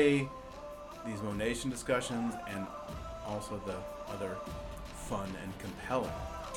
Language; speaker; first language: English; native; English